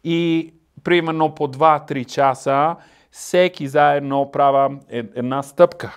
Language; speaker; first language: Bulgarian; non-native, learner; Italian